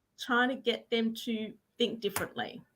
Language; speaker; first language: English; native; English